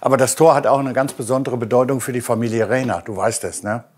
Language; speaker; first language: German; native; German